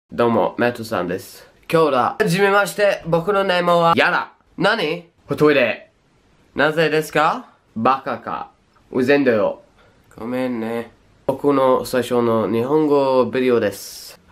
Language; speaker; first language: Japanese; non-native, learner; English